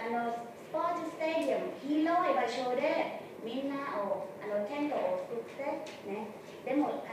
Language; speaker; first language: Japanese; non-native, fluent; Thai